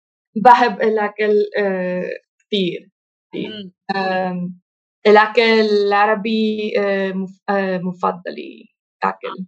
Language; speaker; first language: Arabic; non-native, learner; Spanish